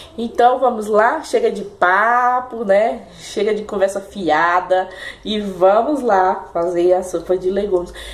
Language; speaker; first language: Portuguese; native; Portuguese